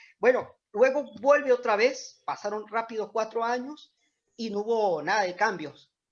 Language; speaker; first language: Spanish; native; Spanish